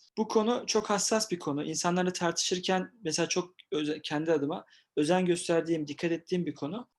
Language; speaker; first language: Turkish; native; Turkish